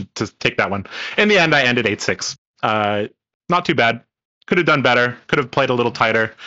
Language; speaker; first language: English; non-native, local second language; Cantonese